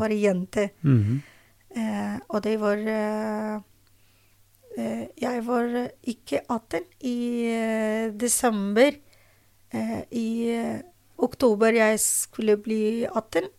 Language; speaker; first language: Norwegian; non-native, learner; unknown